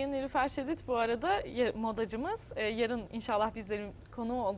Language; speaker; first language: Turkish; native; Turkish